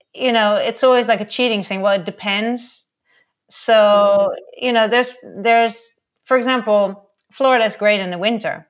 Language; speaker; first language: English; non-native, fluent; Dutch